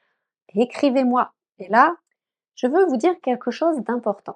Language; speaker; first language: French; native; French